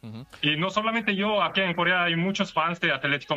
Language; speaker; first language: Spanish; non-native, learner; Korean